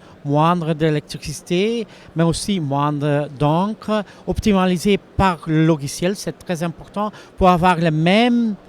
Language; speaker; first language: French; non-native, local second language; Dutch